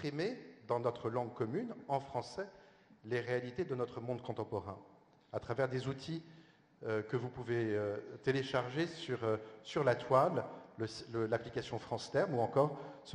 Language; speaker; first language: French; native; French